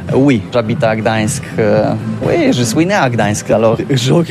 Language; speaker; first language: French; non-native, learner; Polish